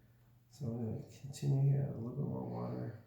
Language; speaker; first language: English; native; English